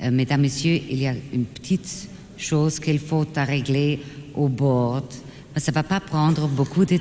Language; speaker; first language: French; non-native, fluent; German